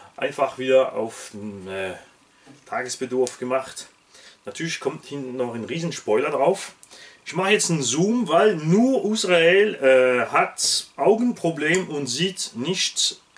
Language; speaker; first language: German; non-native, local second language; French